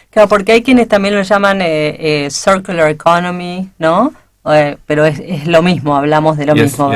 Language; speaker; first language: Spanish; native; Spanish